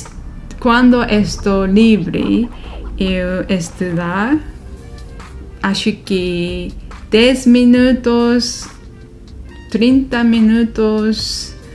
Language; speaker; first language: Portuguese; non-native, learner; Japanese